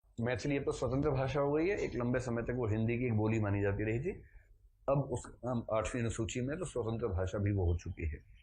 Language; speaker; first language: Hindi; native; Hindi